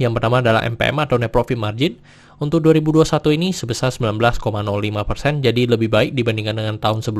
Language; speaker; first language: Indonesian; native; Indonesian